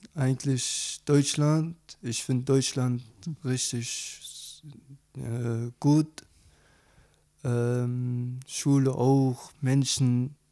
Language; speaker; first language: German; non-native, learner; Arabic